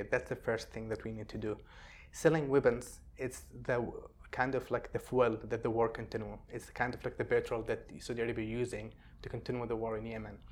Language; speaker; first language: English; non-native, fluent; Arabic